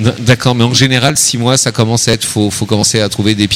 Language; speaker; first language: French; native; French